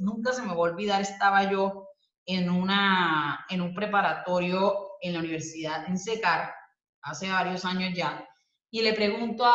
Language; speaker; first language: Spanish; native; Spanish